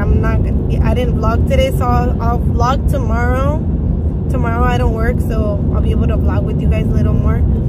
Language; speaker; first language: English; early bilingual, other home language; Spanish